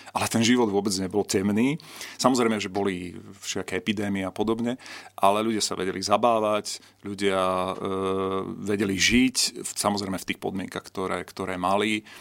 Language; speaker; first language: Slovak; native; Slovak